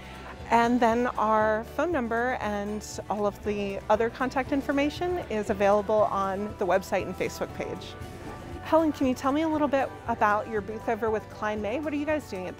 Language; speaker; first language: English; native; English